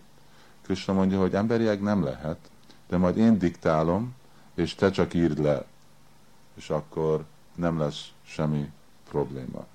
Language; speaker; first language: Hungarian; early bilingual, heritage; Hungarian